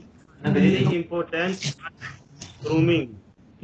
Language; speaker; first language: English; non-native, learner; Hindi